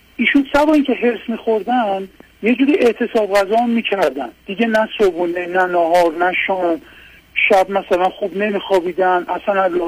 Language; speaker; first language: Persian; non-native, local second language; Azerbaijani